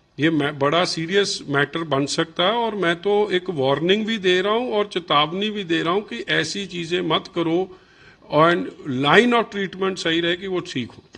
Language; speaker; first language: Hindi; non-native, local second language; Punjabi